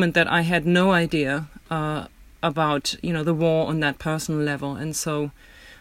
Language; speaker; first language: English; non-native, fluent; German